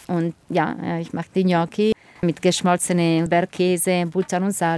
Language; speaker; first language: German; non-native, fluent; Italian